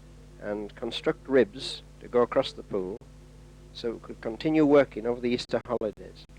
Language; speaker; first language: English; native; English